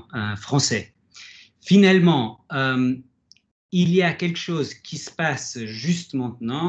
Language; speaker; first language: French; non-native, fluent; Portuguese